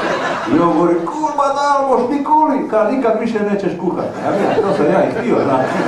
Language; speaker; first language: Serbian; native; Serbian